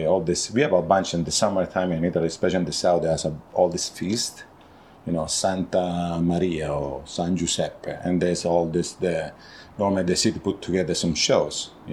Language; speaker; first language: English; non-native, learner; Italian